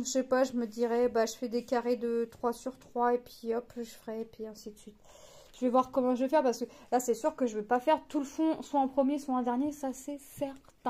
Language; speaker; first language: French; native; French